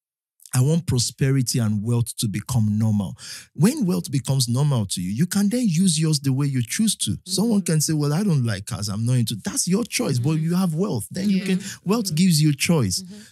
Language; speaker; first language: English; non-native, local second language; Yoruba